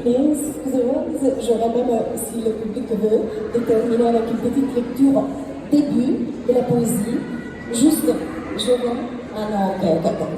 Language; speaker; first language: French; non-native, fluent; Italian